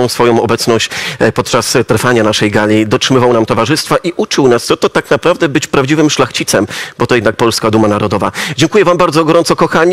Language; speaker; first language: Polish; native; Polish